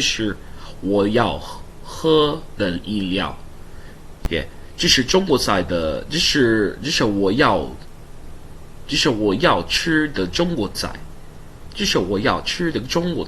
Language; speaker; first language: Chinese; non-native, learner; English